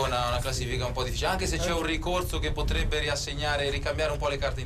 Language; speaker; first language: Italian; native; Italian